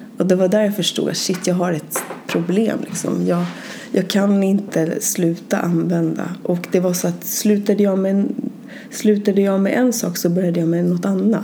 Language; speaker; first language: Swedish; early bilingual, other home language; Spanish